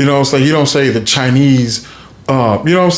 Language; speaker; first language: English; native; English